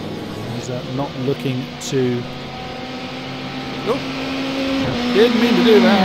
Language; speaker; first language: English; native; English